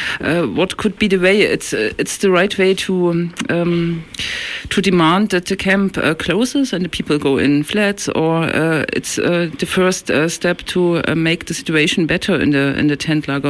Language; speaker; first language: English; non-native, learner; German